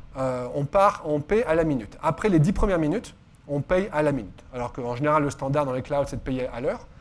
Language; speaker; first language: French; native; French